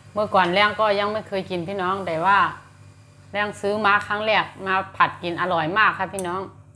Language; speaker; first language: Thai; native; Thai